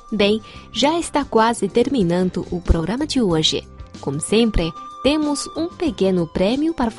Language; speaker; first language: Portuguese; non-native, fluent; Chinese